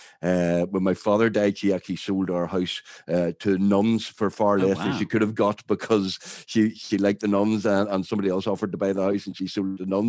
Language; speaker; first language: English; native; English